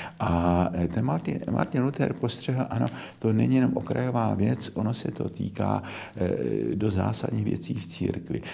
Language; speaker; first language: Czech; native; Czech